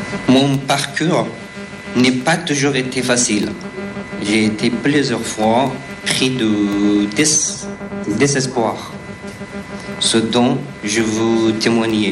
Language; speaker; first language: French; non-native, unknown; Persian